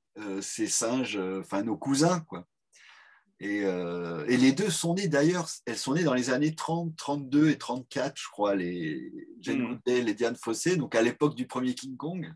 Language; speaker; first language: French; native; French